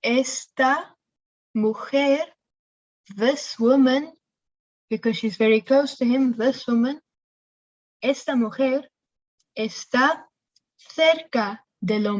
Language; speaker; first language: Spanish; non-native, fluent; English